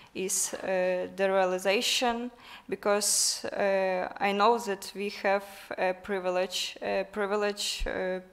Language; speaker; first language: English; non-native, learner; Ukrainian